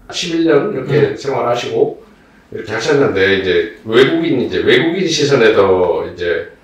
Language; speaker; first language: Korean; native; Korean